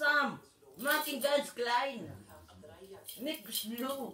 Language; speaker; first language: German; non-native, learner; Filipino